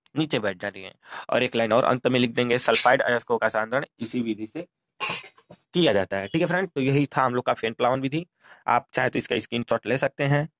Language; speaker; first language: Hindi; native; Hindi